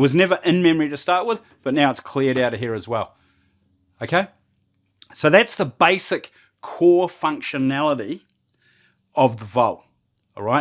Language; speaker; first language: English; native; English